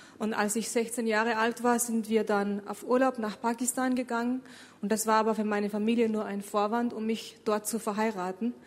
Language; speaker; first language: German; early bilingual, other home language; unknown